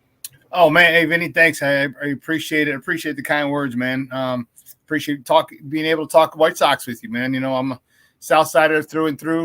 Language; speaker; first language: English; native; English